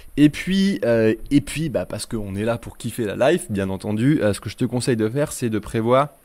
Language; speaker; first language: French; native; French